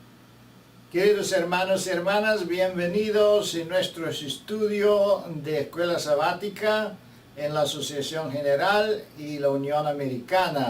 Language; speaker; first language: Spanish; non-native, fluent; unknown